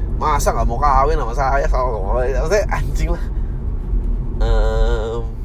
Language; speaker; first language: Indonesian; native; Indonesian